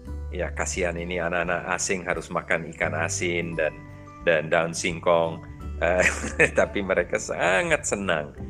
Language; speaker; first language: Indonesian; non-native, fluent; English